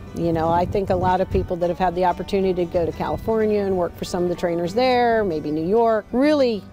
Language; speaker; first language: English; native; English